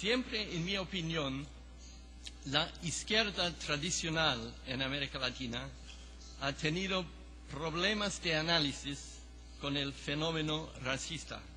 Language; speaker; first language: Spanish; non-native, fluent; English